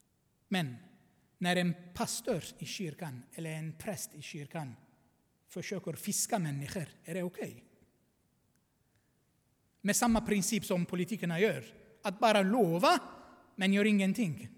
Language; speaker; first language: Swedish; non-native, fluent; Armenian